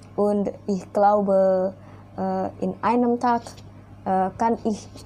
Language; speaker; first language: German; non-native, learner; Indonesian